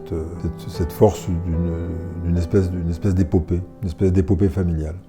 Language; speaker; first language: French; native; French